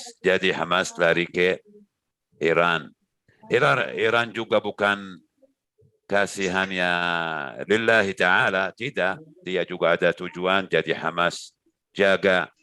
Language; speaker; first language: Indonesian; non-native, learner; Arabic